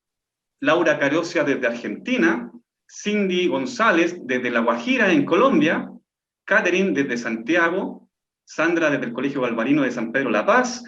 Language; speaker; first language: Spanish; native; Spanish